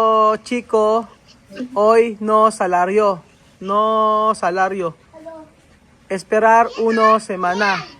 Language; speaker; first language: Spanish; non-native, learner; Filipino